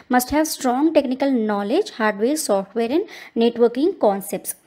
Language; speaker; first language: English; non-native, local second language; Telugu